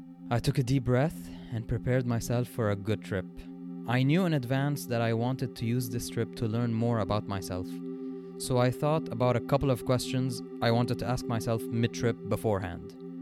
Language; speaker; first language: English; non-native, local second language; Arabic